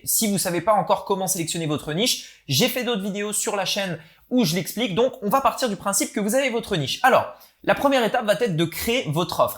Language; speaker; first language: French; native; French